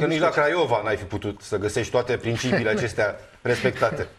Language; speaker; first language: Romanian; native; Romanian